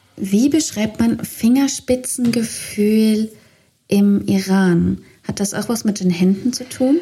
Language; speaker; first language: German; native; German